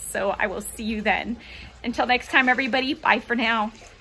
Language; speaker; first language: English; native; English